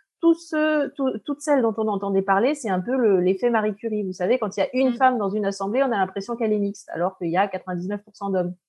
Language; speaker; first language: French; native; French